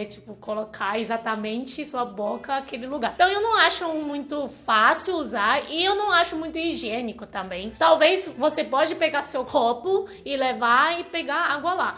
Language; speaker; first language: Portuguese; non-native, fluent; Chinese